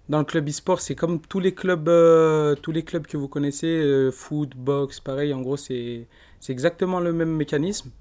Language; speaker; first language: French; native; French